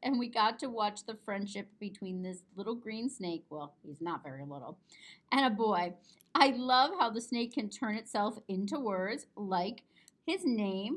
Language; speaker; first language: English; native; English